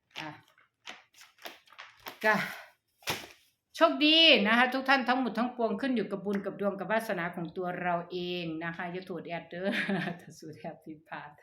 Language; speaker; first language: Thai; non-native, local second language; Northeastern Thai